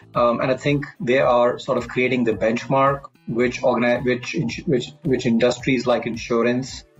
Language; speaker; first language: English; non-native, local second language; Hindi